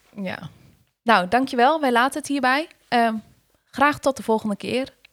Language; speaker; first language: Dutch; native; Dutch